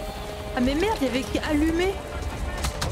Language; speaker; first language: French; native; French